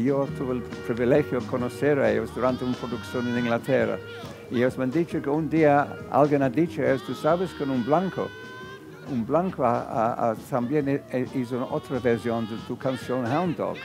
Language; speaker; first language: Spanish; non-native, fluent; English